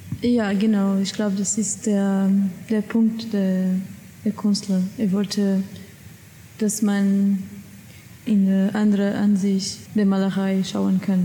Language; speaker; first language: German; non-native, learner; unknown